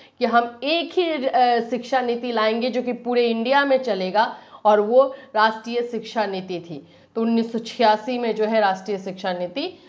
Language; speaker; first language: Hindi; native; Hindi